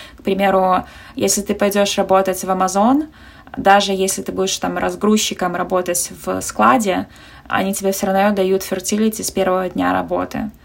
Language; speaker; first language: Russian; native; Russian